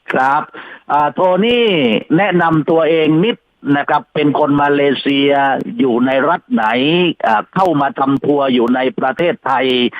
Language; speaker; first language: Thai; native; Thai